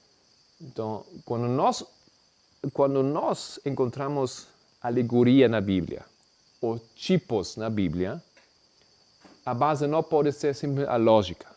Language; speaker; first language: Portuguese; non-native, fluent; Spanish